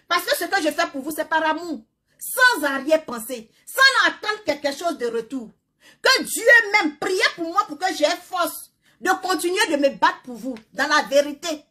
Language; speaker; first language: French; non-native, local second language; Baoulé